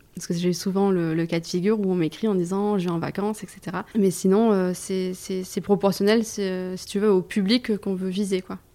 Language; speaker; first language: French; native; French